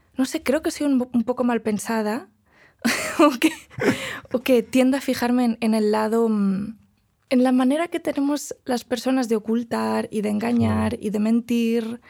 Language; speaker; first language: Spanish; non-native, local second language; Galician